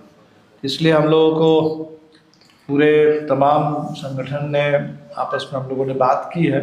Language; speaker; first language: Hindi; native; Hindi